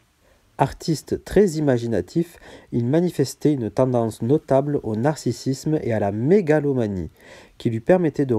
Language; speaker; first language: French; native; French